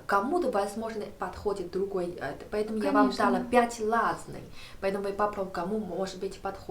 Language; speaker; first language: Russian; non-native, learner; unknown